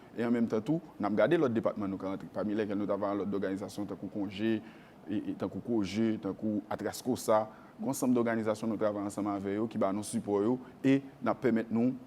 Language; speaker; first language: Haitian Creole; native; Haitian Creole